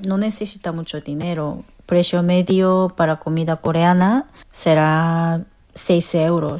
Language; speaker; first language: Spanish; non-native, fluent; Korean